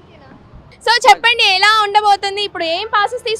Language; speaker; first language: Telugu; native; Telugu